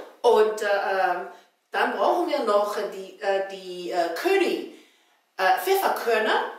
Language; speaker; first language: German; non-native, learner; Chinese